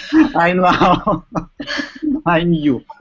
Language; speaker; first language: English; non-native, learner; Russian